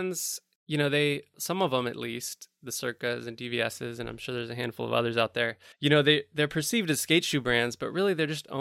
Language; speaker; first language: English; native; English